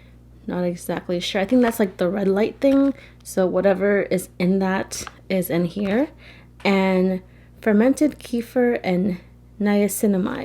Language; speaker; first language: English; native; English